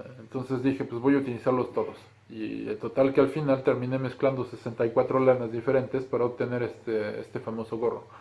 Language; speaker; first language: Spanish; native; Spanish